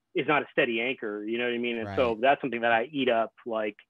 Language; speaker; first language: English; native; English